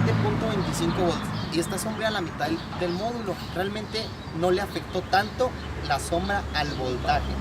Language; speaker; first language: Spanish; native; Spanish